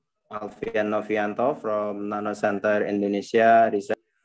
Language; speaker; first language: English; non-native, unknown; Indonesian